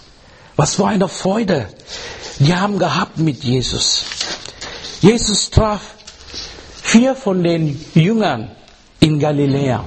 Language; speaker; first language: German; non-native, fluent; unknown